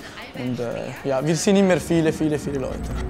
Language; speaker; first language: German; non-native, fluent; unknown